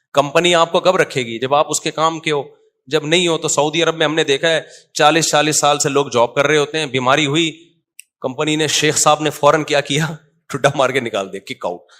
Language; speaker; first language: Urdu; native; Urdu